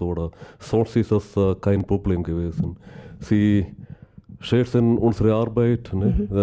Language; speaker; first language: German; non-native, learner; Malayalam